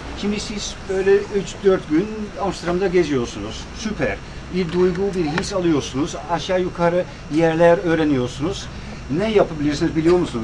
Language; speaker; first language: Turkish; non-native, fluent; Dutch